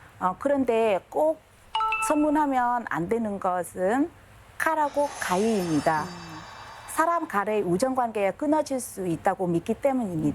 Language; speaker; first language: Korean; non-native, fluent; Vietnamese